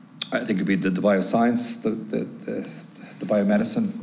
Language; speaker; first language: English; native; English